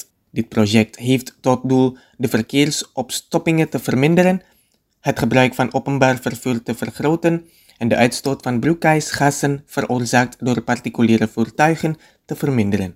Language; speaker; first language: Dutch; non-native, fluent; Indonesian